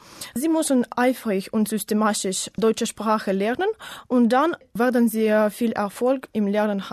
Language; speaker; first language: German; non-native, learner; Ukrainian